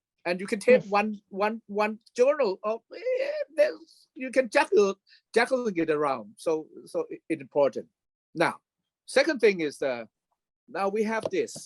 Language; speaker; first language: English; non-native, fluent; Thai